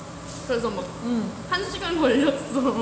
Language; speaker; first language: Korean; non-native, fluent; Thai